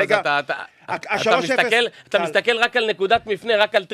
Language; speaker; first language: Hebrew; native; Hebrew